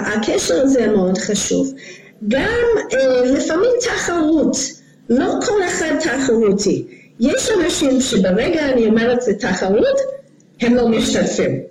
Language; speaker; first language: Hebrew; non-native, fluent; English